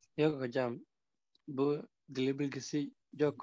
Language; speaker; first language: Turkish; non-native, learner; Somali